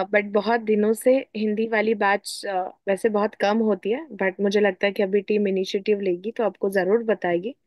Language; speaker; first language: Hindi; non-native, local second language; Marathi